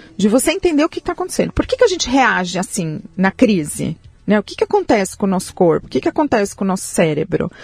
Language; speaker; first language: Portuguese; early bilingual, other home language; Spanish